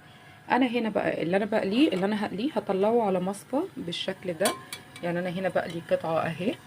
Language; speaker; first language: Arabic; native; Arabic